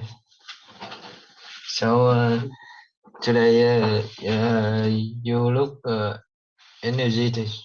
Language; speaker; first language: English; non-native, learner; Vietnamese